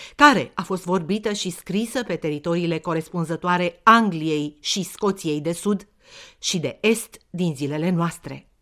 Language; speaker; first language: Romanian; native; Romanian